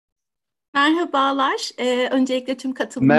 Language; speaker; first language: Turkish; native; Turkish